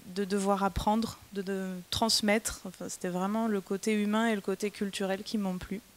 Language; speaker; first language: French; native; French